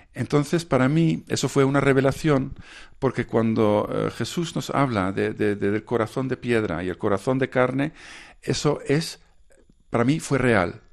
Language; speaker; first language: Spanish; non-native, fluent; Dutch